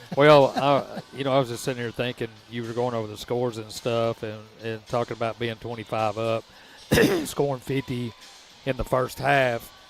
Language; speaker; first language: English; native; English